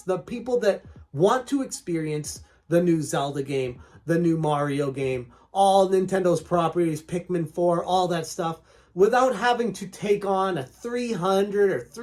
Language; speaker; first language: English; native; English